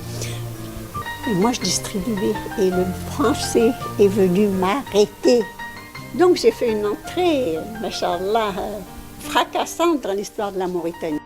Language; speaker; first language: French; non-native, local second language; Arabic